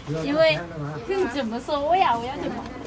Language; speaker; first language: Chinese; non-native, learner; Lao